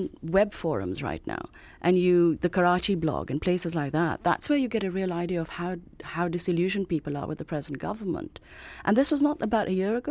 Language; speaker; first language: English; non-native, local second language; Urdu